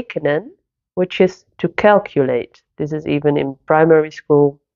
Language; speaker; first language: English; non-native, fluent; Dutch